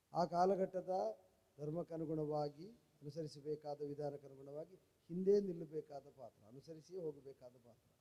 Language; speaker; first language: Kannada; native; Kannada